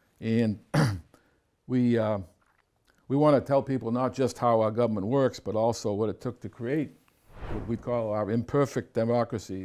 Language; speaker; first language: English; native; English